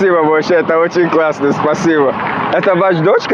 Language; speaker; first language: Russian; non-native, fluent; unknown